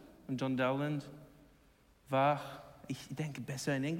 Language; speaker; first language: German; non-native, learner; English